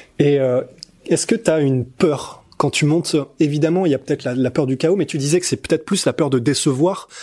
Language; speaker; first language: French; native; French